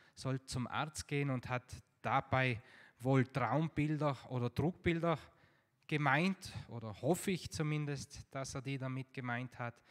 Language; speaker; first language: German; native; German